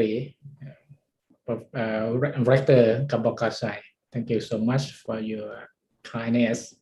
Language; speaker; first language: English; non-native, learner; Thai